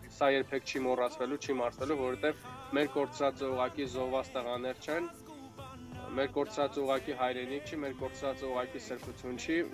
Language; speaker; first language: Armenian; native; Armenian